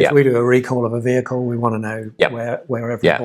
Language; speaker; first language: English; native; English